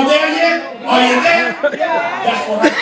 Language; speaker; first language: English; native; English